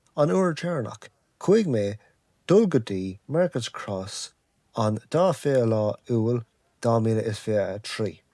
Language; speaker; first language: Irish; non-native, local second language; English